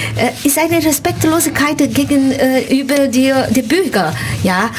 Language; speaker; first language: German; non-native, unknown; Portuguese